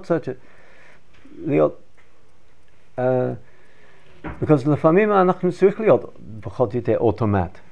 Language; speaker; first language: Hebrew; non-native, learner; English